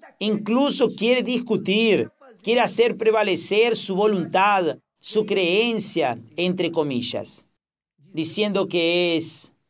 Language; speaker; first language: Spanish; non-native, fluent; Portuguese